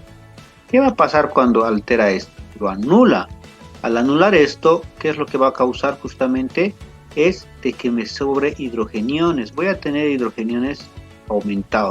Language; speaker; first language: Spanish; native; Spanish